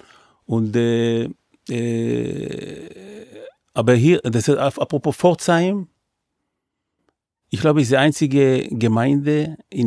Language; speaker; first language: German; non-native, fluent; Hebrew